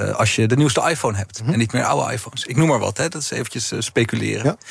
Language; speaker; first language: Dutch; native; Dutch